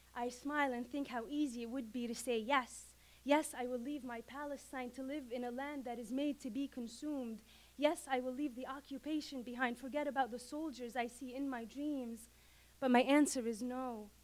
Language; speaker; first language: English; non-native, fluent; Arabic